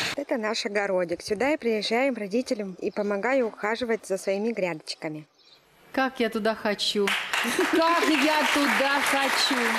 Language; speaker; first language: Russian; native; Russian